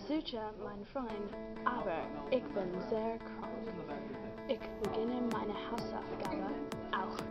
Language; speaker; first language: German; non-native, learner; English